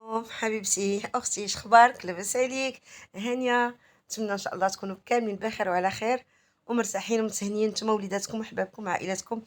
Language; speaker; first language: Arabic; native; Arabic